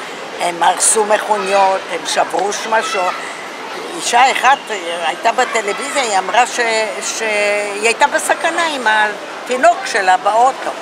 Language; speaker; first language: Hebrew; non-native, fluent; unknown